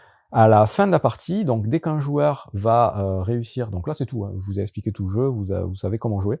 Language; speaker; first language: French; native; French